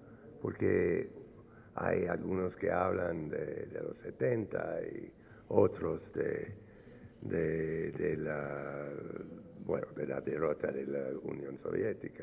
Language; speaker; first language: Spanish; non-native, fluent; English